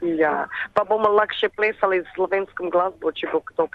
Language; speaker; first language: Slovenian; early bilingual, heritage; Slovenian